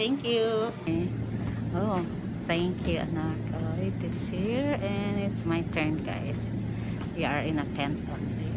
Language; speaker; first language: English; non-native, local second language; Filipino